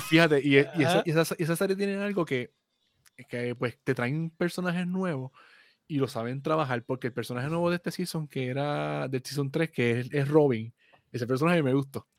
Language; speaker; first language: Spanish; native; Spanish